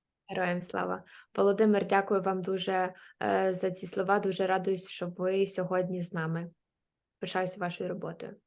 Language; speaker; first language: Ukrainian; native; Ukrainian